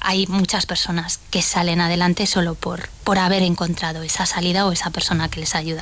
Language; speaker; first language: Spanish; native; Spanish